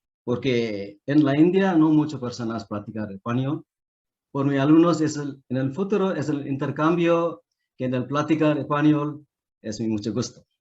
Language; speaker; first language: Spanish; non-native, learner; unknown